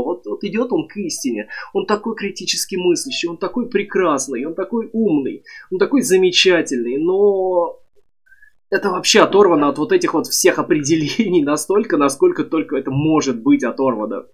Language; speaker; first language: Russian; native; Russian